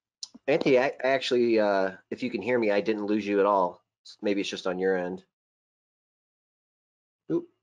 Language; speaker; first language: English; native; English